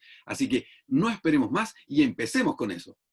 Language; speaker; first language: Spanish; native; Spanish